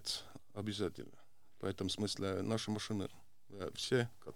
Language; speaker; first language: Russian; non-native, local second language; Estonian